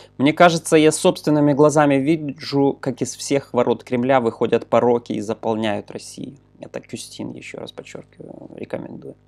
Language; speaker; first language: Russian; non-native, local second language; Ukrainian